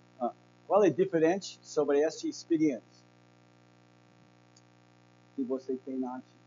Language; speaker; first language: Portuguese; non-native, learner; English